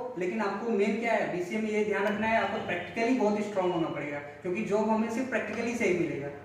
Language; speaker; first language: Hindi; native; Hindi